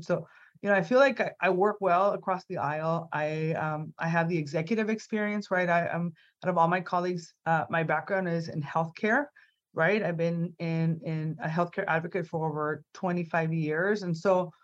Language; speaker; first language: English; non-native, fluent; Spanish